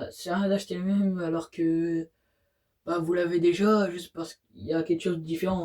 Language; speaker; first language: French; native; French